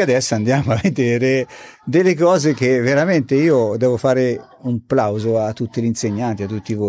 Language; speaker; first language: Italian; native; Italian